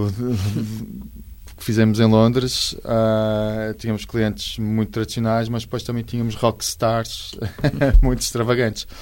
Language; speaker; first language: Portuguese; native; Portuguese